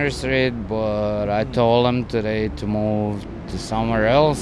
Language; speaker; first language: English; non-native, fluent; Croatian